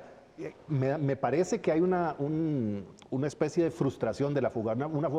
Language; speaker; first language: Spanish; native; Spanish